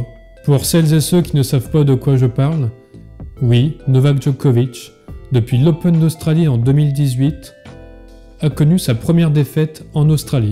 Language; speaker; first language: French; native; French